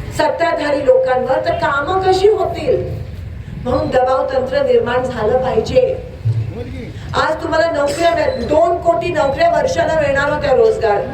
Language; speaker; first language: Marathi; native; Marathi